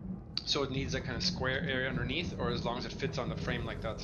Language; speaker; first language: English; native; English